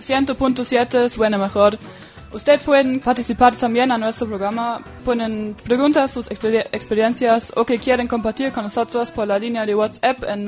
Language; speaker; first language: Spanish; non-native, fluent; German